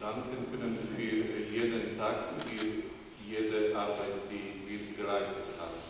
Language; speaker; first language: German; non-native, fluent; Polish